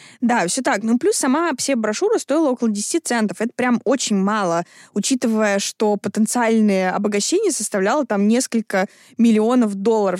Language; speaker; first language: Russian; native; Russian